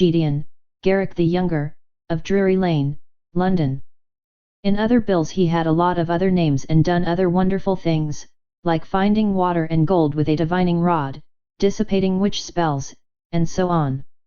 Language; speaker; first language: English; native; English